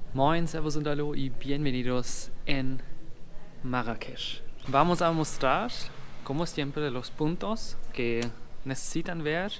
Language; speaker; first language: Spanish; non-native, learner; German